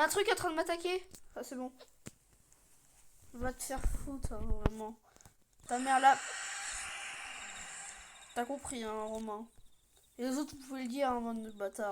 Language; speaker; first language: French; native; French